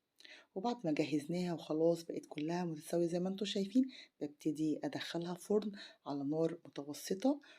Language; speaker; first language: Arabic; native; Arabic